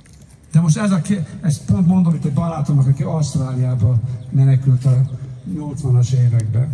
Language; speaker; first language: Hungarian; early bilingual, heritage; Hungarian